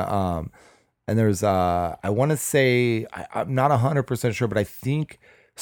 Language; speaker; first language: English; native; English